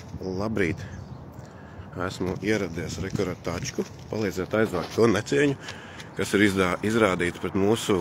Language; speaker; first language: Latvian; native; Latvian